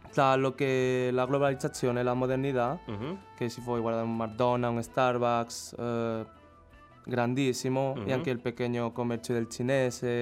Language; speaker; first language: Italian; non-native, learner; Chinese